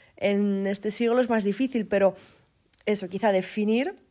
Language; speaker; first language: Spanish; native; Spanish